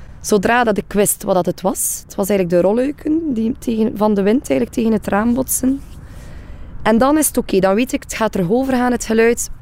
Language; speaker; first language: Dutch; native; Dutch